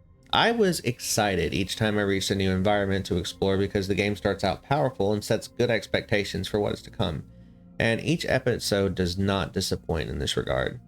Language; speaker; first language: English; native; English